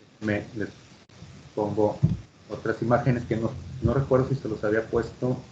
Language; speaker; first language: Spanish; native; Spanish